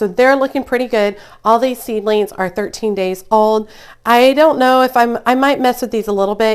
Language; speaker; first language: English; native; English